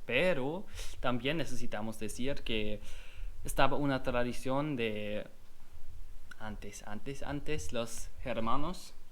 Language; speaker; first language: Spanish; non-native, learner; German